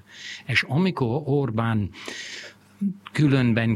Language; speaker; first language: Hungarian; non-native, fluent; English